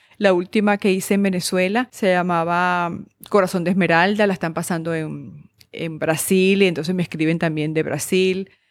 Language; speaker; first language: Spanish; native; Spanish